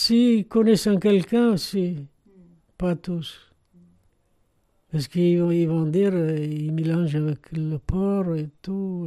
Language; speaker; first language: French; non-native, fluent; Arabic